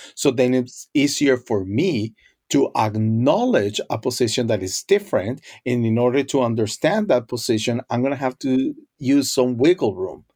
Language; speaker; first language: English; non-native, fluent; Spanish